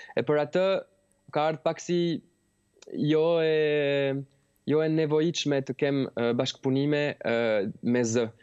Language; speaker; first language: Albanian; early bilingual, heritage; Albanian